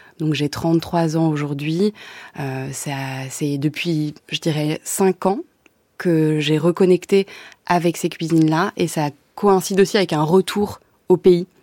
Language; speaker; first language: French; native; French